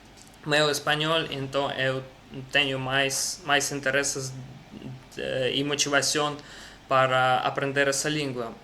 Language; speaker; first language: Portuguese; non-native, learner; Russian